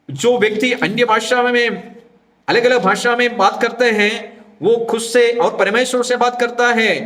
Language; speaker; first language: Hindi; non-native, local second language; Malayalam